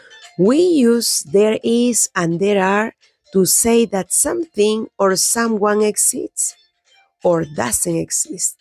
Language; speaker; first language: English; non-native, fluent; Spanish